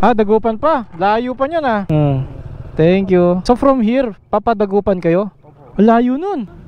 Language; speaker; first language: Filipino; non-native, local second language; Pampanga